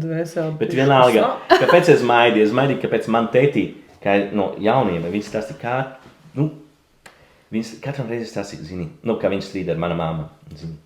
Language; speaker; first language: Latvian; non-native, learner; Italian